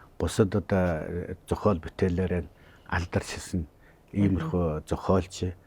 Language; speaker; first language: Mongolian; native; Mongolian